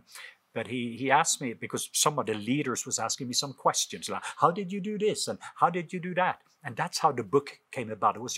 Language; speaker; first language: English; non-native, fluent; Norwegian